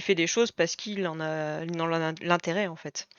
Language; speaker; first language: French; native; French